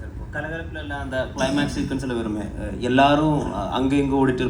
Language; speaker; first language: Tamil; non-native, local second language; Malayalam